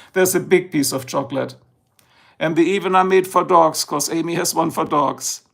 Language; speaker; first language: English; non-native, fluent; German